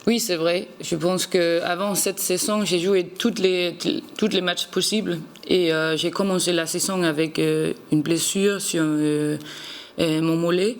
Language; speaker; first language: French; non-native, learner; Danish